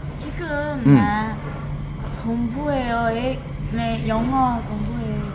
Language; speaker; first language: Korean; non-native, learner; Vietnamese